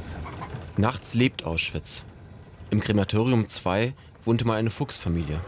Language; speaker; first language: German; native; German